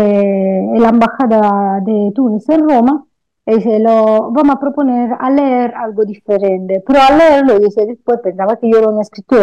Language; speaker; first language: Spanish; non-native, fluent; Italian